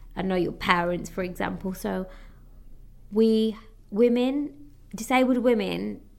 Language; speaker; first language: English; native; English